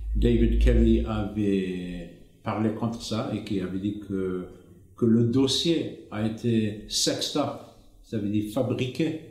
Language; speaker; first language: French; non-native, fluent; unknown